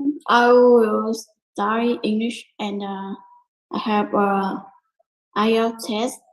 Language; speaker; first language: English; non-native, learner; Vietnamese